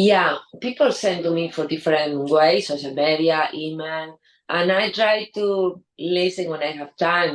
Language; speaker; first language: English; non-native, learner; Spanish